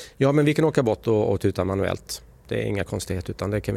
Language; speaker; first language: Swedish; native; Swedish